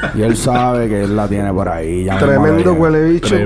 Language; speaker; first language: Spanish; native; Spanish